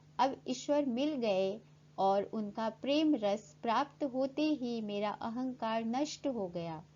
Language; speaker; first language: Hindi; native; Hindi